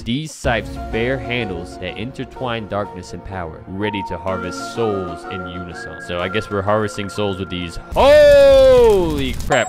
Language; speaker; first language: English; native; English